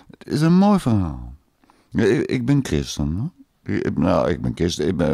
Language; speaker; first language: Dutch; native; Dutch